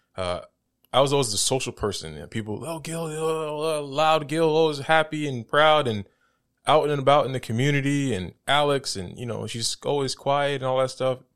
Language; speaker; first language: English; native; English